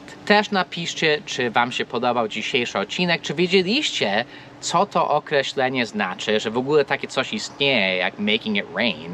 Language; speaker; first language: Polish; non-native, fluent; English